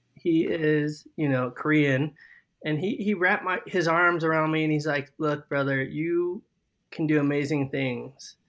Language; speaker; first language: English; native; English